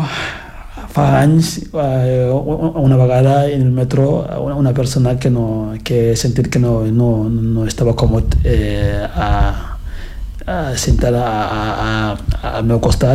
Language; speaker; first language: Catalan; non-native, fluent; Fula